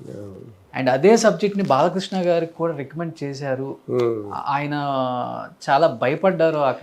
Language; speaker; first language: Telugu; native; Telugu